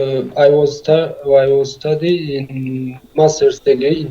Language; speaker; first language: English; non-native, learner; Tajik